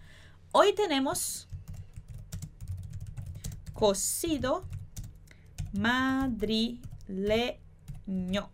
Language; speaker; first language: Spanish; non-native, fluent; Portuguese